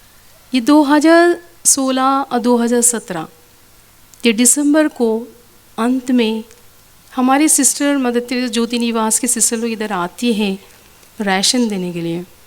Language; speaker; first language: Hindi; non-native, local second language; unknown